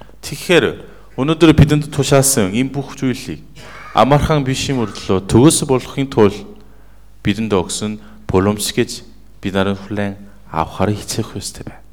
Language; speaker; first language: Mongolian; non-native, fluent; Korean